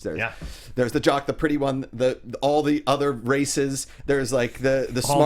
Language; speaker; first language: English; native; English